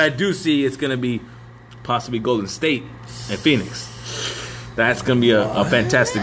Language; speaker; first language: English; native; English